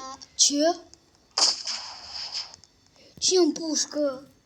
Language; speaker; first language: Romanian; early bilingual, heritage; Romanian